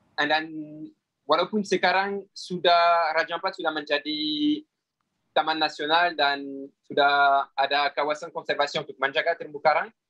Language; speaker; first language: Indonesian; non-native, fluent; French